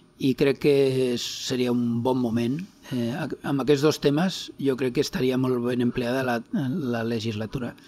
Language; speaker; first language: Catalan; non-native, local second language; Spanish